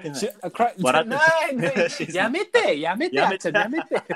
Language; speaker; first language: Japanese; non-native, learner; English